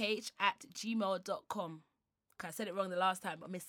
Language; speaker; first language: English; non-native, local second language; Yoruba